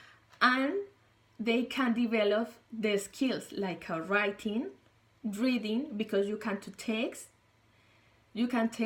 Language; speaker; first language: English; non-native, learner; Spanish